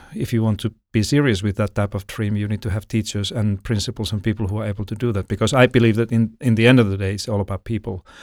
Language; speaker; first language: English; non-native, fluent; Finnish